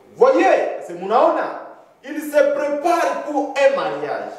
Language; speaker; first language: French; non-native, local second language; Swahili